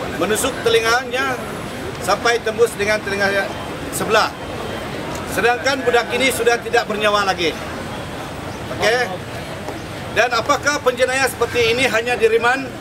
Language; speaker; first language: Malay; non-native, local second language; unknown